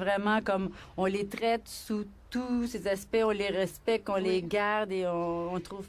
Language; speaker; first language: French; native; French